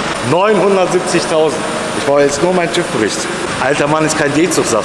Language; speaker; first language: German; native; German